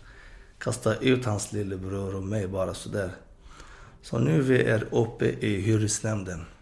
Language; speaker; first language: Swedish; non-native, fluent; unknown